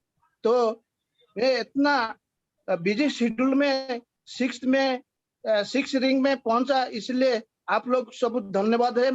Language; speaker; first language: Hindi; non-native, local second language; Odia